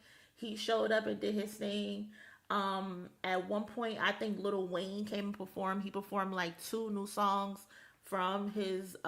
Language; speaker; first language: English; native; English